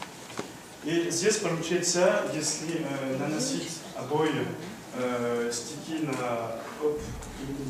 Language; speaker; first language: Russian; non-native, learner; French